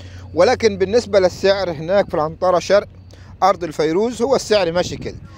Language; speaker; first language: Arabic; native; Arabic